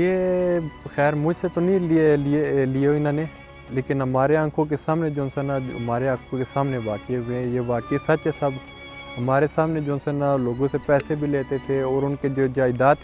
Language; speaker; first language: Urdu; early bilingual, other home language; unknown